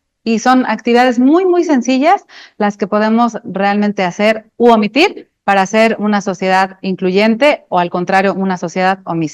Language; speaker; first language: Spanish; native; Spanish